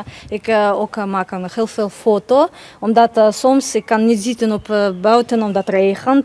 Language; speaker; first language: Dutch; non-native, learner; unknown